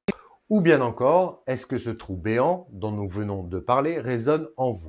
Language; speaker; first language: French; native; French